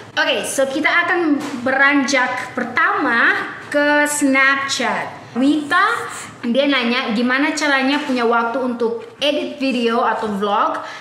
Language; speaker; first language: Indonesian; native; Indonesian